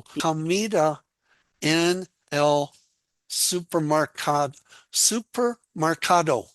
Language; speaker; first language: Spanish; non-native, learner; English